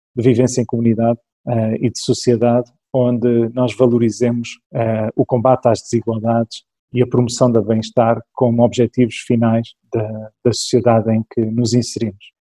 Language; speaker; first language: Portuguese; early bilingual, other home language; English